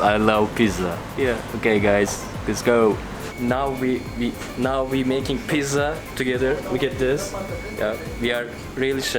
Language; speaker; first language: English; non-native, learner; Turkish